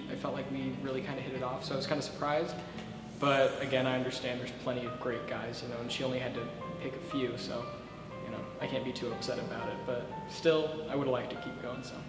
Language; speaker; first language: English; native; English